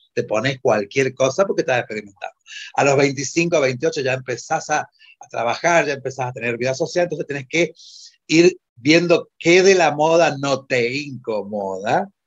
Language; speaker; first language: Spanish; non-native, fluent; Italian